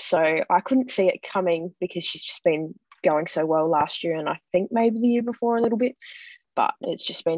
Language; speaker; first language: English; native; English